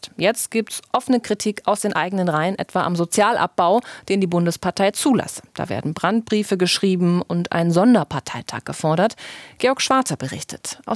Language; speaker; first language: German; native; German